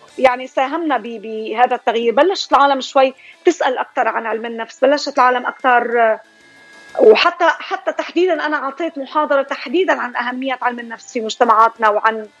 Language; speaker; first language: Arabic; native; Arabic